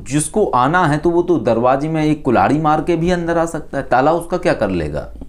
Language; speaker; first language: Hindi; native; Hindi